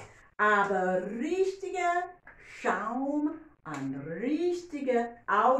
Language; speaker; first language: German; non-native, learner; English